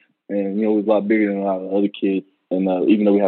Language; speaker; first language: English; native; English